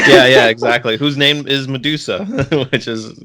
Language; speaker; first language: English; native; English